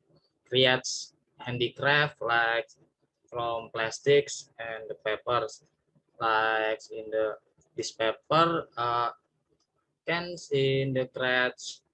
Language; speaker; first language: English; non-native, learner; Indonesian